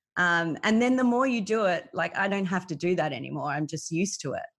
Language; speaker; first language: English; native; English